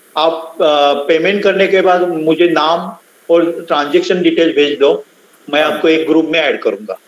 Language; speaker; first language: Hindi; non-native, local second language; Marathi